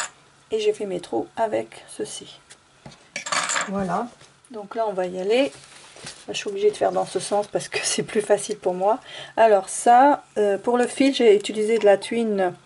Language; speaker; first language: French; native; French